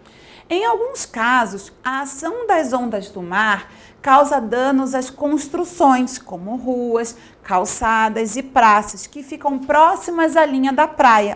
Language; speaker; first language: Portuguese; native; Portuguese